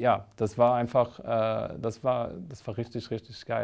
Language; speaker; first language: German; non-native, fluent; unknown